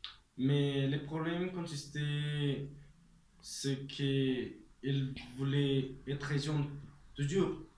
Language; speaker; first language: French; non-native, learner; Spanish